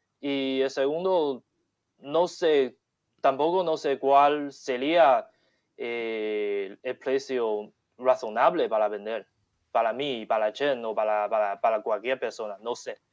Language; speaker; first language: Spanish; non-native, learner; Chinese